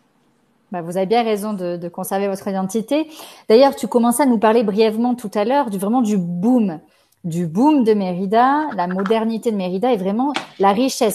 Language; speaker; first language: French; native; French